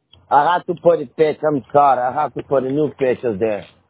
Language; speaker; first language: English; non-native, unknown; Portuguese